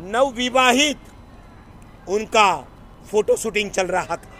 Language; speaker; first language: Hindi; non-native, local second language; Gujarati